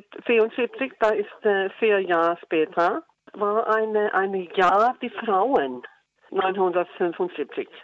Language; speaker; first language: German; non-native, learner; Icelandic